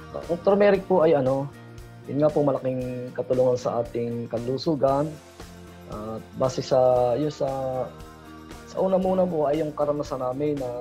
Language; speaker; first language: Filipino; native; Filipino